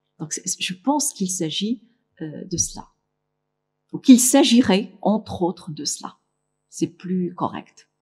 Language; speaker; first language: French; non-native, local second language; Arabic